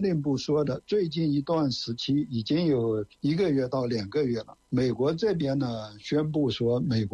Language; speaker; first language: Chinese; native; Chinese